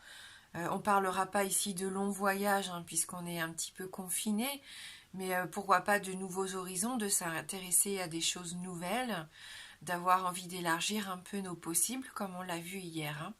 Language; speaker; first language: French; native; French